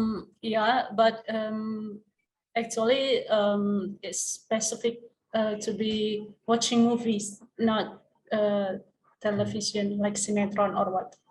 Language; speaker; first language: English; non-native, learner; Indonesian